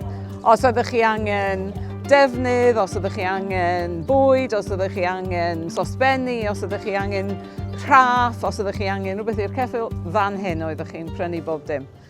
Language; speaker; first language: Welsh; native; Welsh